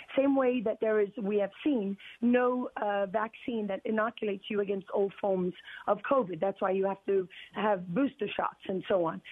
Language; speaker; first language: English; native; English